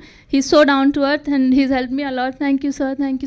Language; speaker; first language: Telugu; non-native, learner; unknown